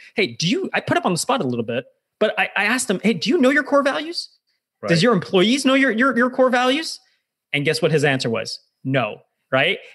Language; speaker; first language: English; native; English